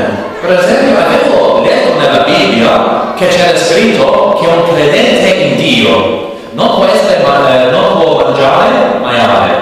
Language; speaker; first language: Italian; non-native, learner; English